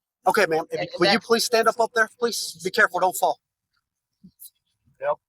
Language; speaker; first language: English; native; English